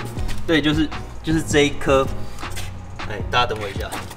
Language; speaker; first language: Chinese; native; Chinese